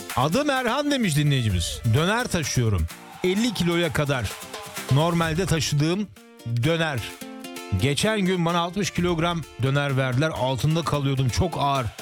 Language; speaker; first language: Turkish; early bilingual, heritage; Turkish